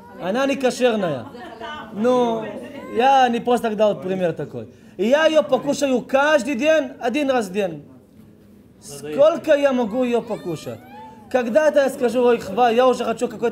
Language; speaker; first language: Russian; early bilingual, heritage; Hebrew